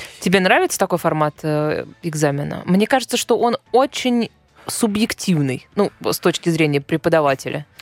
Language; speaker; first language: Russian; native; Russian